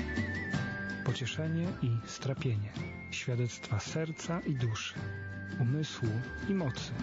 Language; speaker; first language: Polish; native; Polish